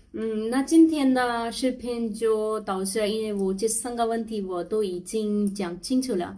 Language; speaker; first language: Chinese; non-native, learner; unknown